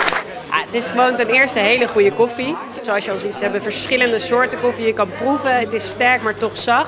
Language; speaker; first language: Dutch; native; Dutch